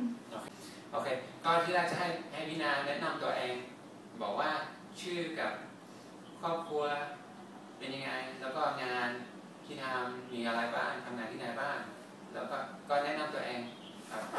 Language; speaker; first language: Thai; non-native, fluent; English